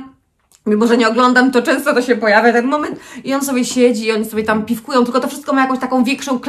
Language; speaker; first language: Polish; native; Polish